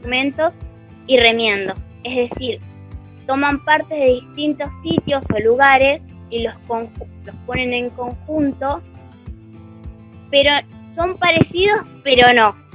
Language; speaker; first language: Spanish; native; Spanish